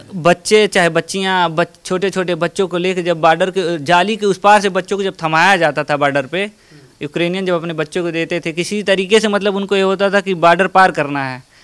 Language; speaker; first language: Hindi; native; Hindi